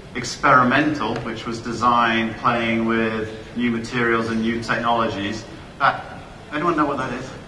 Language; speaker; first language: English; native; English